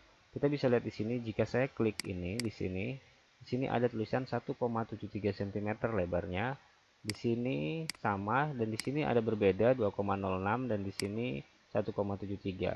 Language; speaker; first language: Indonesian; native; Indonesian